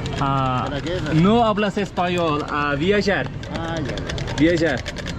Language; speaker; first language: Spanish; non-native, learner; Turkish